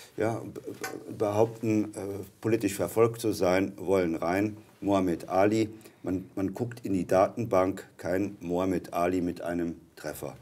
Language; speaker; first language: German; native; German